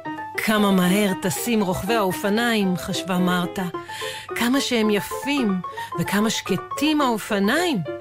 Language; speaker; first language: Hebrew; native; Hebrew